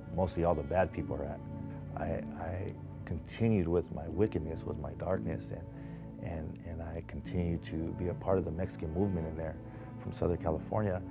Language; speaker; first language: English; native; English